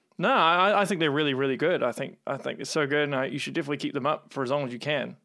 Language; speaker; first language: English; native; English